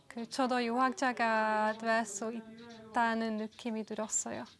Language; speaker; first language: Korean; non-native, fluent; Hungarian